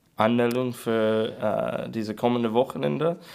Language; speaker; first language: German; non-native, learner; English